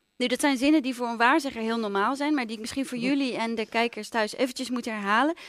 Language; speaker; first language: Dutch; native; Dutch